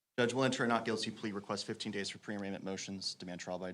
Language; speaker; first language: English; native; English